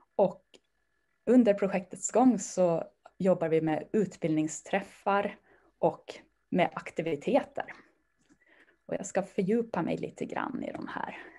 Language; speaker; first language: Swedish; native; Swedish